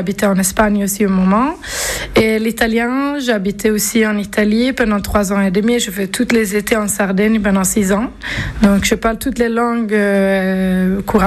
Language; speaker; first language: French; non-native, fluent; Swedish